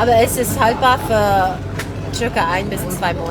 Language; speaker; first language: German; non-native, learner; Korean